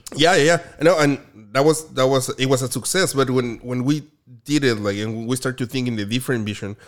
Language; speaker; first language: English; non-native, fluent; Spanish